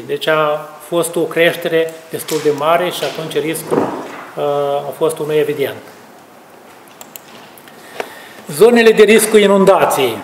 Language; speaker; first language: Romanian; native; Romanian